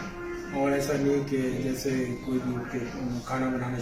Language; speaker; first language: Urdu; native; Urdu